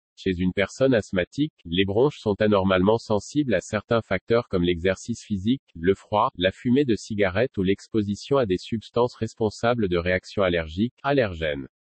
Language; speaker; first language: French; non-native, local second language; Wolof